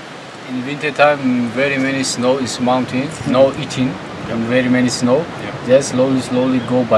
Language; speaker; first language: English; non-native, learner; Tajik